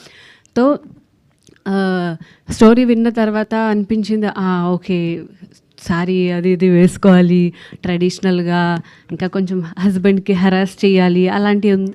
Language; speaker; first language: Telugu; non-native, learner; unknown